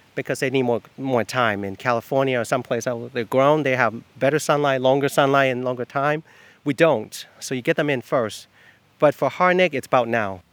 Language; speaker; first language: English; non-native, fluent; Chinese